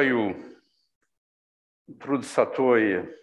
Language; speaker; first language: Russian; non-native, learner; French